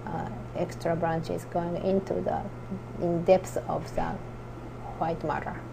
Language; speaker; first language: English; non-native, fluent; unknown